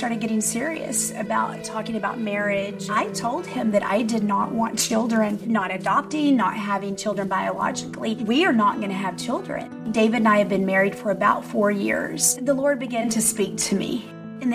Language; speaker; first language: English; native; English